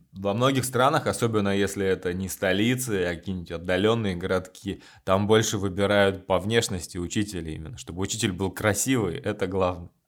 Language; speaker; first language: Russian; native; Russian